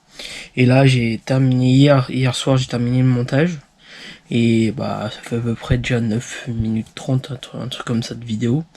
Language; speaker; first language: French; native; French